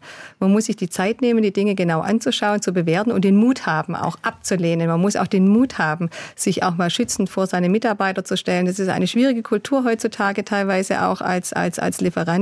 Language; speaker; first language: German; native; German